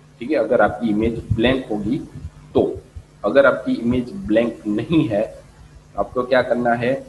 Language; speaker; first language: Hindi; non-native, local second language; Gujarati